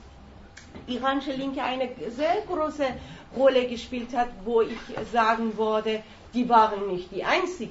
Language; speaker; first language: German; non-native, fluent; Persian